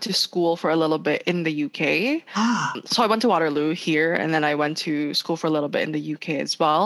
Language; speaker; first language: English; non-native, local second language; Hiligaynon